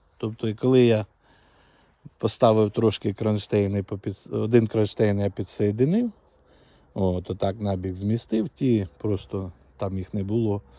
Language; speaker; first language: Ukrainian; native; Ukrainian